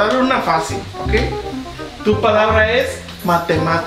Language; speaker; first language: Spanish; early bilingual, heritage; Spanish